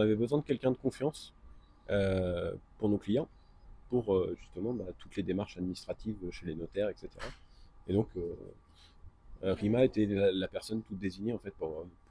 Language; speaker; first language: French; native; French